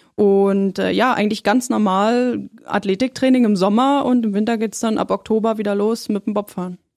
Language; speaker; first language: German; native; German